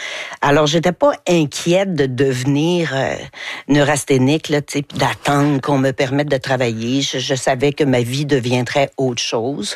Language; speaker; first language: French; native; French